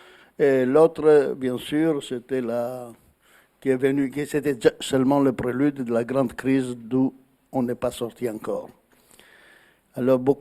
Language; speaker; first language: French; non-native, fluent; Greek